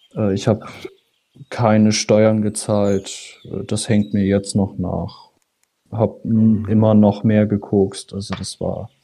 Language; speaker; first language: German; native; German